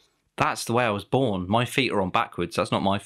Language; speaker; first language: English; native; English